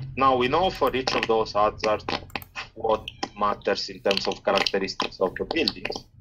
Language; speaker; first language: English; non-native, fluent; Italian